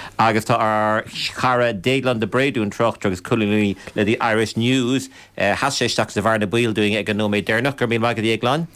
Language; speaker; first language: Irish; native; Irish